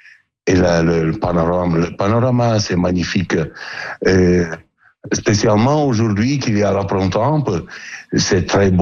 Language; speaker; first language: French; non-native, learner; Italian